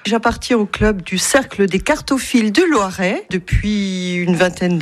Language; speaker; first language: French; native; French